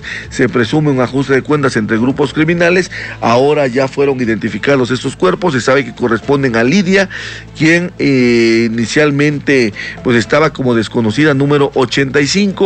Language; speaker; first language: Spanish; native; Spanish